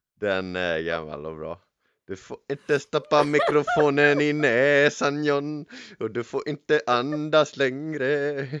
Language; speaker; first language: Swedish; native; Swedish